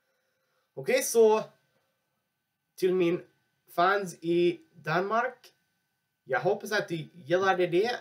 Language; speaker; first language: Swedish; non-native, learner; English